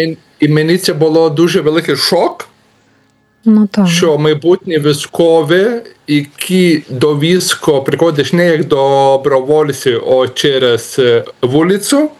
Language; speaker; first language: Ukrainian; non-native, learner; Lithuanian